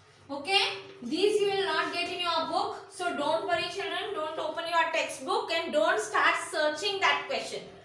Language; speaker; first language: English; non-native, local second language; Kannada